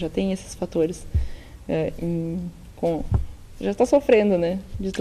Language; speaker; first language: Portuguese; native; Portuguese